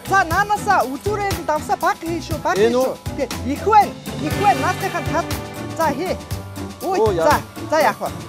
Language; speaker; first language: Mongolian; native; Mongolian